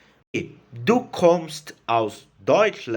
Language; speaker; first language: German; non-native, fluent; Portuguese